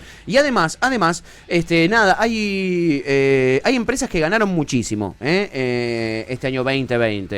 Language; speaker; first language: Spanish; native; Spanish